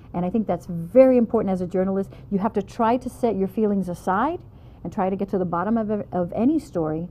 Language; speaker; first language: English; native; English